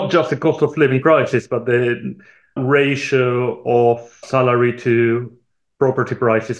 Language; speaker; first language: English; non-native, fluent; Spanish